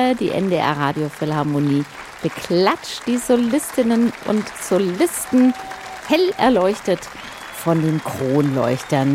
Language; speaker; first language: German; native; German